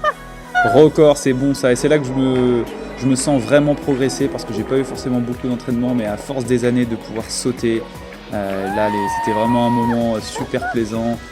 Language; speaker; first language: French; native; French